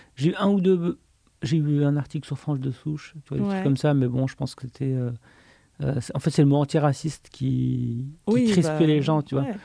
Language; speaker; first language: French; native; French